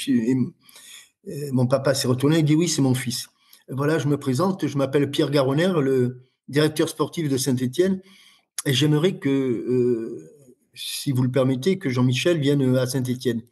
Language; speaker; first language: French; native; French